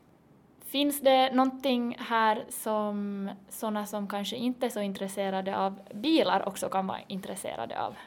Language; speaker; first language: Swedish; native; Swedish